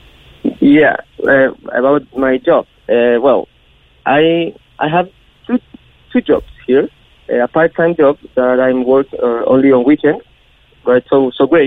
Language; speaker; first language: English; non-native, learner; Spanish